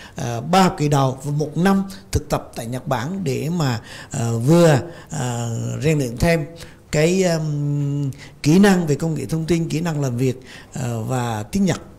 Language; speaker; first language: Vietnamese; native; Vietnamese